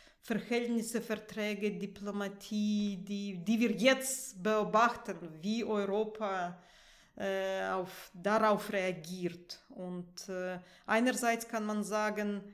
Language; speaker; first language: German; non-native, fluent; Russian